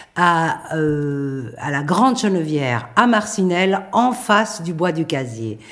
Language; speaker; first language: French; native; French